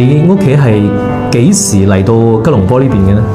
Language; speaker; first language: Cantonese; native; Cantonese